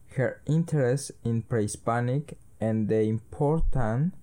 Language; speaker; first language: English; early bilingual, other home language; Spanish